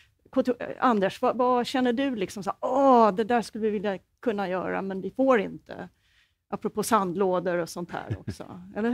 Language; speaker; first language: Swedish; native; Swedish